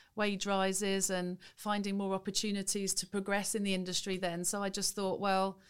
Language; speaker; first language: English; native; English